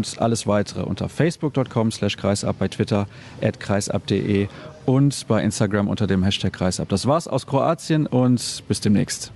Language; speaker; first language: German; native; German